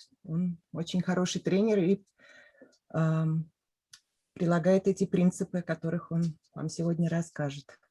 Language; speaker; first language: Russian; native; Russian